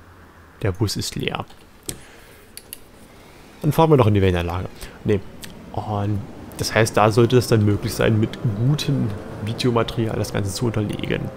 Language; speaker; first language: German; native; German